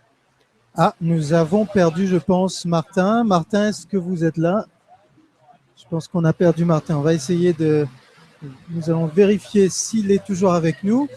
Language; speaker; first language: French; native; French